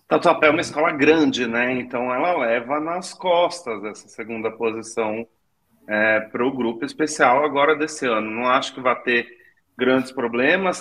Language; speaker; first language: Portuguese; native; Portuguese